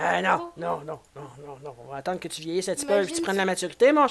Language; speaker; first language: French; native; French